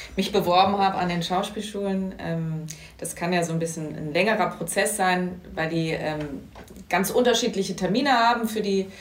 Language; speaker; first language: German; native; German